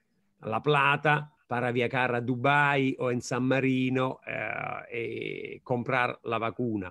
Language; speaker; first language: Spanish; non-native, fluent; Italian